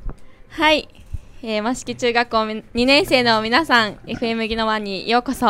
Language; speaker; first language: Japanese; native; Japanese